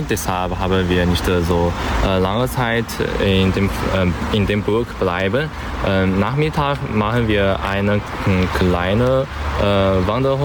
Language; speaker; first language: German; non-native, learner; Chinese